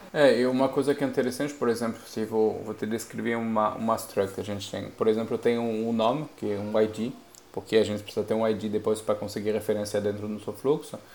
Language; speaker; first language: Portuguese; non-native, fluent; French